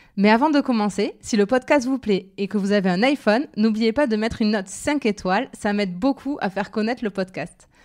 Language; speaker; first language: French; native; French